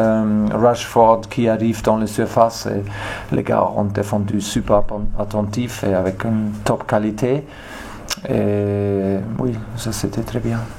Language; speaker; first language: French; non-native, learner; German